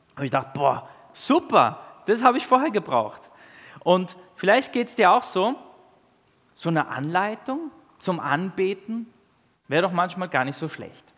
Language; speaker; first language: German; early bilingual, other home language; Italian